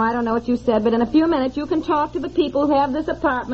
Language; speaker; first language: English; native; English